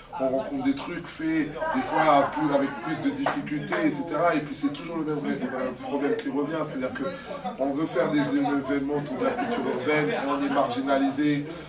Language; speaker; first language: French; non-native, local second language; Lingala